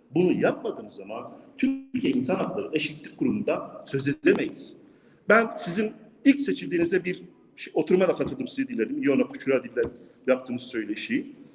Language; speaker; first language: Turkish; non-native, local second language; Kurdish